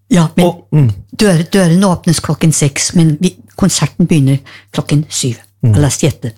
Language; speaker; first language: Norwegian; native; Norwegian